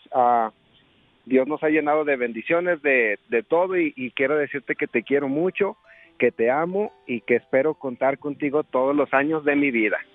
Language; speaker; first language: Spanish; native; Spanish